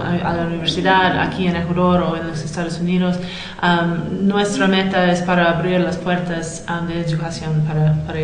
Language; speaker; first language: Spanish; non-native, fluent; English